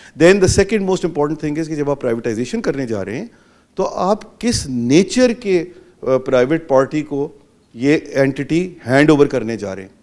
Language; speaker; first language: Urdu; non-native, local second language; Punjabi